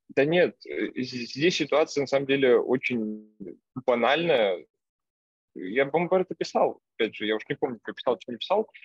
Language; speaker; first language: Russian; native; Russian